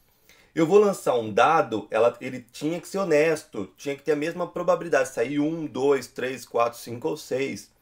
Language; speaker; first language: Portuguese; native; Portuguese